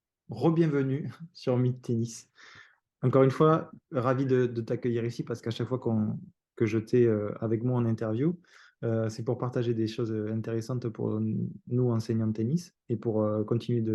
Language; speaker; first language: French; native; French